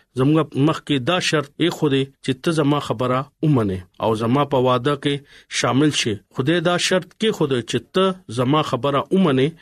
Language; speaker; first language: Pashto; non-native, local second language; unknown